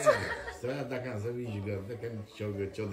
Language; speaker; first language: Russian; non-native, learner; Uzbek